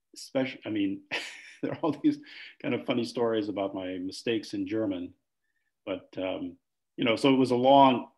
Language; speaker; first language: English; native; English